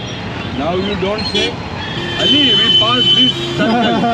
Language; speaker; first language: English; non-native, learner; Hindi